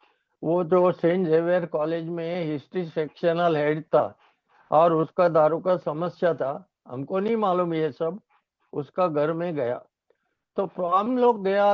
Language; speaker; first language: Hindi; non-native, local second language; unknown